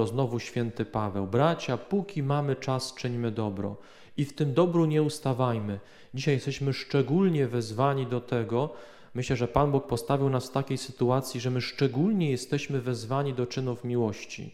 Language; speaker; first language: Polish; native; Polish